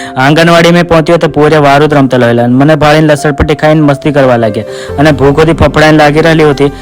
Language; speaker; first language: Gujarati; non-native, local second language; Rathawi